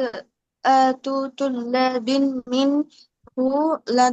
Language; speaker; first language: Arabic; non-native, learner; Bangla